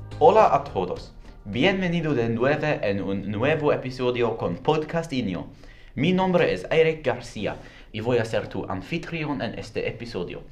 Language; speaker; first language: Spanish; non-native, learner; Norwegian